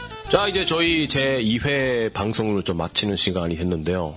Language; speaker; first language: Korean; non-native, fluent; Japanese